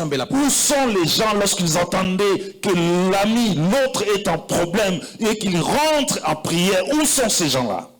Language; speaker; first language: French; non-native, local second language; Lingala